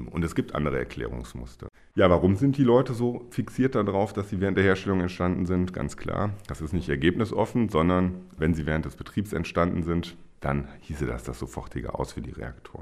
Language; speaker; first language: German; native; German